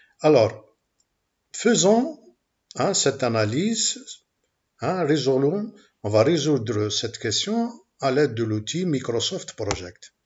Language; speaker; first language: French; non-native, local second language; Arabic